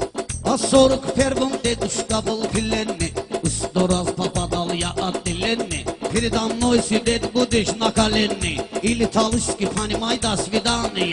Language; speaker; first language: Russian; non-native, local second language; Talysh